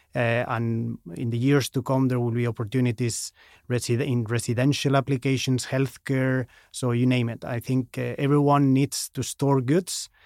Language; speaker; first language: English; non-native, fluent; Spanish